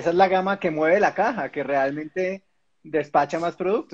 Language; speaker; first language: Spanish; native; Spanish